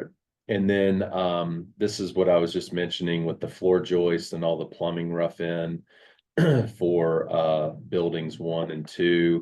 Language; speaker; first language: English; native; English